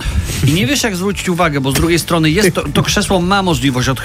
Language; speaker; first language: Polish; native; Polish